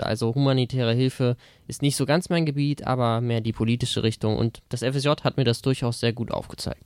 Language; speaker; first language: German; native; German